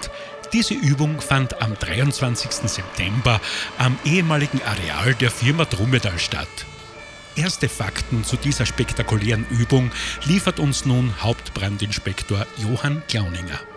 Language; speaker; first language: German; native; German